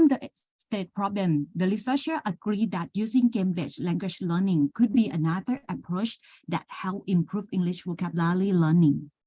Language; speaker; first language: English; non-native, learner; Thai